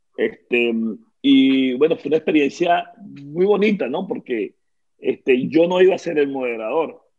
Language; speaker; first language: Spanish; native; Spanish